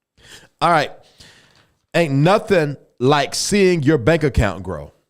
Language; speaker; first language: English; native; English